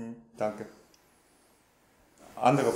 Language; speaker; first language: German; non-native, fluent; Russian